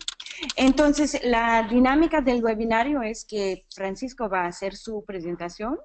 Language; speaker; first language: Spanish; non-native, fluent; English